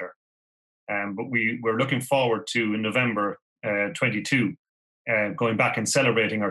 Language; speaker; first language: English; native; English